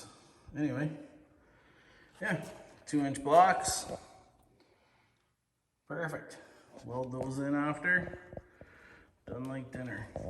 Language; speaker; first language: English; native; English